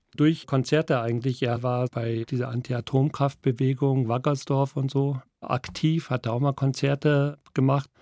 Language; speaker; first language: German; native; German